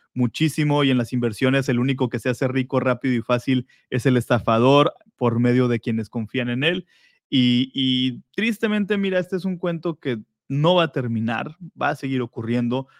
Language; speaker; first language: Spanish; native; Spanish